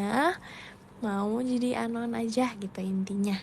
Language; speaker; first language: Indonesian; native; Indonesian